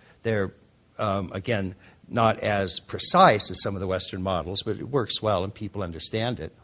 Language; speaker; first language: English; native; English